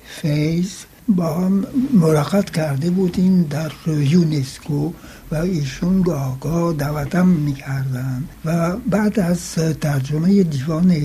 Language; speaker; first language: Persian; non-native, fluent; French